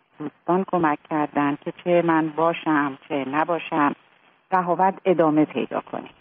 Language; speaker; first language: Persian; native; Persian